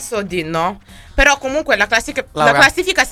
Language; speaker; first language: Italian; native; Italian